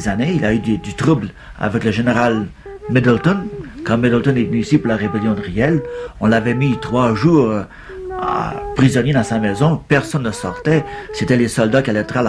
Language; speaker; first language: French; native; French